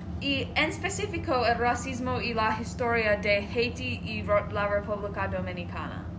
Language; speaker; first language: Spanish; non-native, learner; English